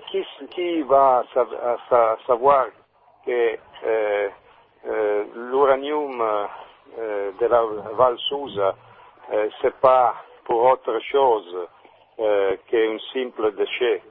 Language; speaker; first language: French; non-native, learner; Italian